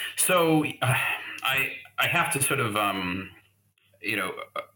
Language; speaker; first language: English; native; English